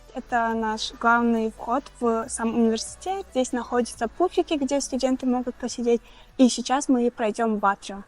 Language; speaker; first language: Russian; non-native, local second language; Tajik